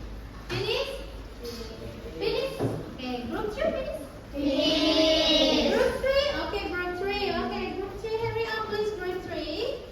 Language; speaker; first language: English; non-native, learner; Indonesian